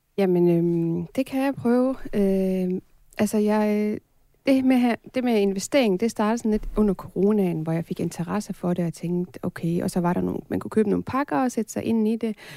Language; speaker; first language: Danish; early bilingual, other home language; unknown